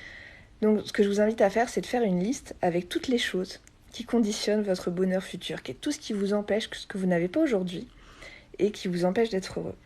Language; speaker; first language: French; native; French